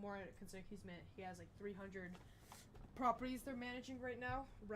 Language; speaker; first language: English; native; English